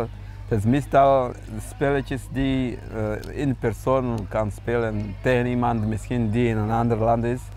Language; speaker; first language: Dutch; non-native, fluent; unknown